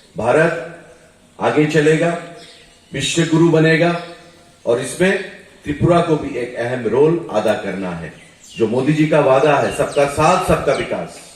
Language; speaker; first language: Hindi; non-native, local second language; Bangla